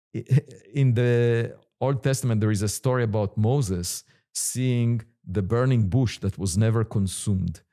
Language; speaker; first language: English; non-native, fluent; Hebrew